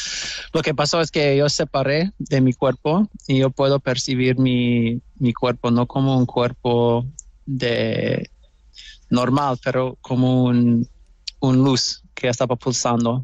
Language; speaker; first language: Spanish; non-native, fluent; English